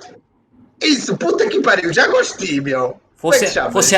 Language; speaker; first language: Portuguese; native; Portuguese